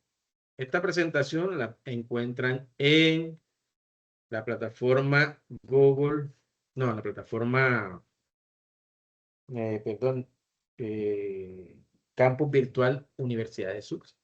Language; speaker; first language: Spanish; native; Spanish